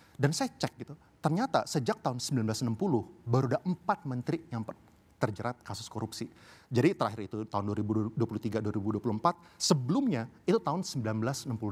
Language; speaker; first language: Indonesian; early bilingual, heritage; Indonesian